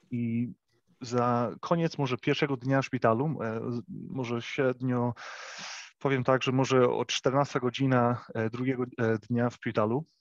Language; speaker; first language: Polish; early bilingual, heritage; English